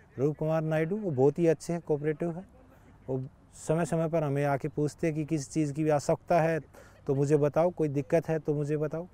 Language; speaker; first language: Hindi; non-native, local second language; Gujarati